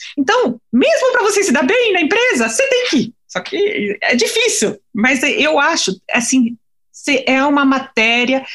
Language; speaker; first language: Portuguese; non-native, fluent; French